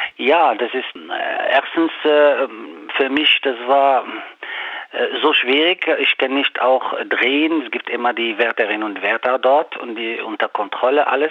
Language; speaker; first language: German; non-native, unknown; Arabic